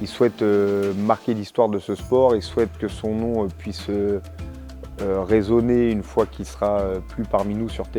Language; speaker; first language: French; native; French